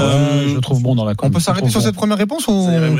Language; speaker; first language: French; native; French